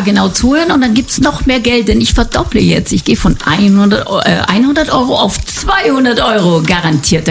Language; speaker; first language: German; native; German